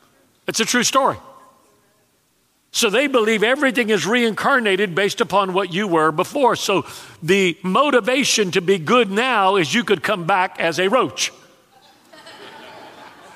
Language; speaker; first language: English; native; English